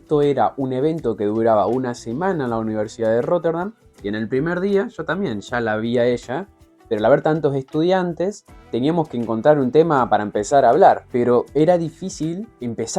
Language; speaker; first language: Spanish; native; Spanish